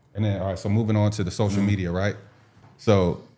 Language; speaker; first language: English; native; English